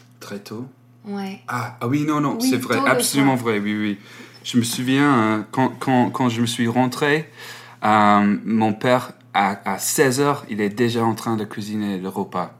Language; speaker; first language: French; non-native, learner; English